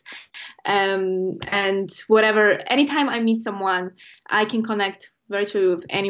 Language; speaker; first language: English; non-native, fluent; Polish